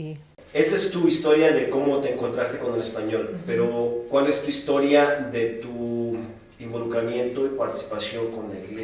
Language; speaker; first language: Spanish; native; Spanish